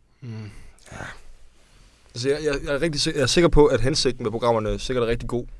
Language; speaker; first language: Danish; native; Danish